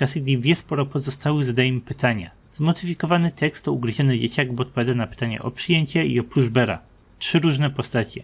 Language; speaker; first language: Polish; native; Polish